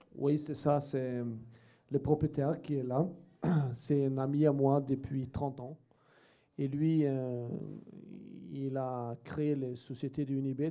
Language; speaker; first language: French; non-native, fluent; Swedish